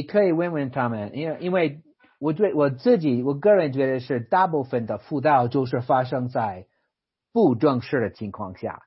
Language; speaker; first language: Chinese; non-native, fluent; English